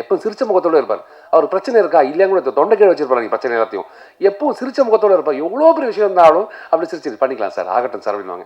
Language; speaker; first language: Tamil; native; Tamil